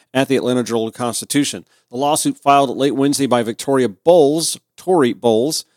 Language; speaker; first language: English; native; English